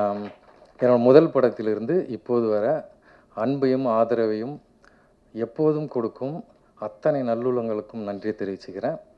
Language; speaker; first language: Tamil; native; Tamil